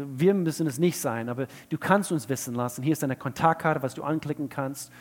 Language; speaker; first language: German; non-native, fluent; English